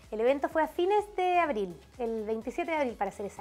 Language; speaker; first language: Spanish; native; Spanish